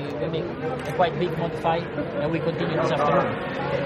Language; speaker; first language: English; non-native, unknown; Italian